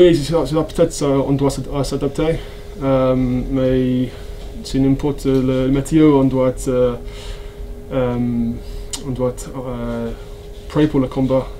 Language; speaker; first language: French; non-native, fluent; English